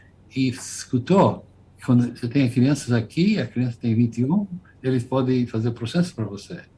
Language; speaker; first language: Portuguese; non-native, fluent; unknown